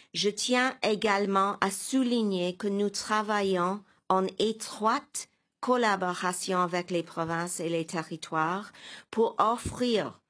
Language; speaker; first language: French; non-native, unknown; English